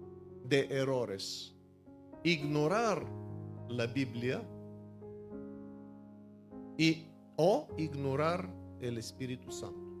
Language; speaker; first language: Spanish; non-native, fluent; Bulgarian